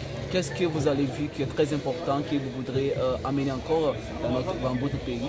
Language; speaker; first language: French; non-native, learner; Krio